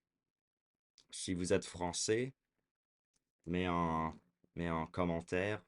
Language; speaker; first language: French; early bilingual, heritage; French